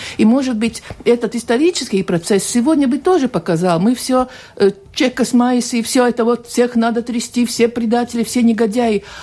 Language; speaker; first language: Russian; non-native, local second language; Latvian